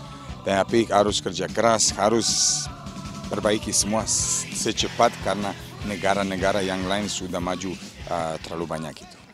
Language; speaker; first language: Indonesian; non-native, fluent; Serbian